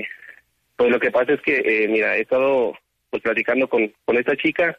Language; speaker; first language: Spanish; native; Spanish